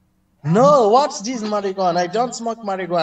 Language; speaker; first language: English; non-native, learner; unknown